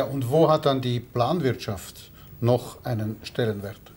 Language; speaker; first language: German; native; German